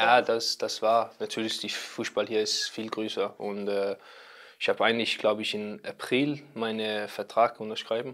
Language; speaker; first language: German; non-native, learner; Danish